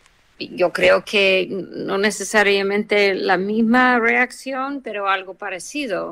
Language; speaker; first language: Spanish; non-native, fluent; English